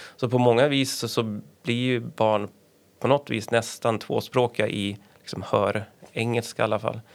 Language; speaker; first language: Swedish; native; Swedish